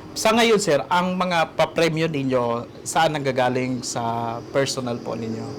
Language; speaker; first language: Filipino; non-native, local second language; Hiligaynon